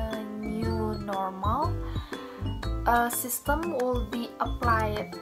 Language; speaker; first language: English; non-native, learner; Indonesian